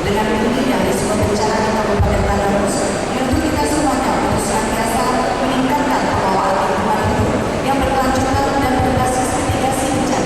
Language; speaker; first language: Indonesian; native; Indonesian